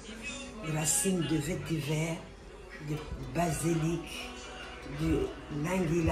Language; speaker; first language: French; non-native, local second language; Comorian